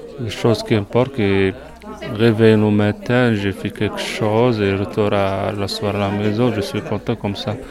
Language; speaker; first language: French; non-native, local second language; Arabic